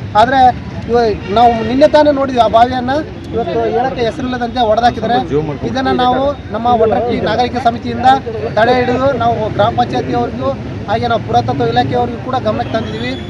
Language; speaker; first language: Kannada; native; Kannada